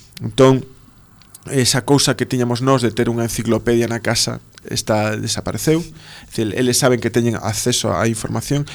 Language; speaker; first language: Galician; non-native, local second language; Spanish